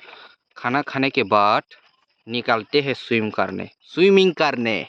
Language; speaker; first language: Hindi; non-native, local second language; Kok Borok